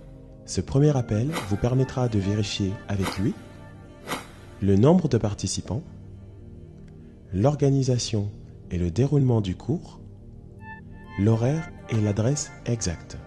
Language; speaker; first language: French; native; French